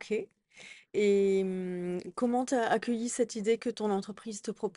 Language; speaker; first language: French; native; French